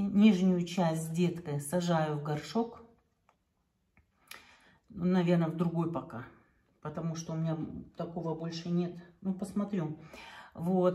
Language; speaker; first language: Russian; native; Russian